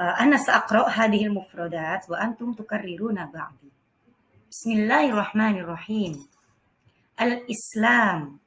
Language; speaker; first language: Arabic; non-native, fluent; Indonesian